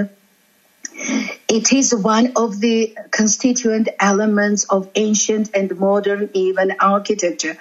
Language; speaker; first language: English; non-native, fluent; Georgian